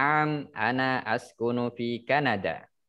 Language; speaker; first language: Arabic; non-native, fluent; Indonesian